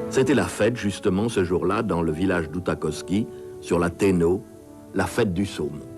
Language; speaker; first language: French; native; French